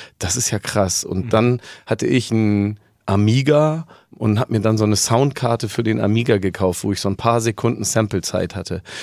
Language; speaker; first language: German; native; German